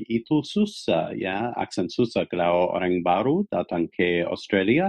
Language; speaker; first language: Indonesian; non-native, fluent; English